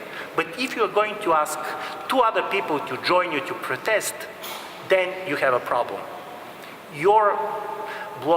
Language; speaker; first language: English; non-native, fluent; Bulgarian